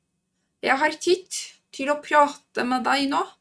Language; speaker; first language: Norwegian; non-native, fluent; Polish